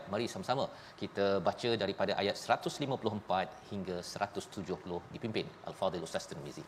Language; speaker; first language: Malay; native; Malay